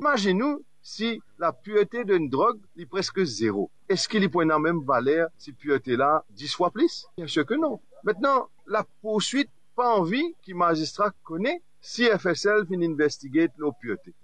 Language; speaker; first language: French; non-native, local second language; Morisyen